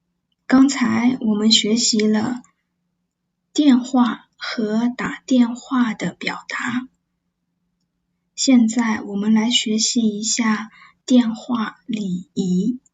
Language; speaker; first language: Chinese; non-native, fluent; English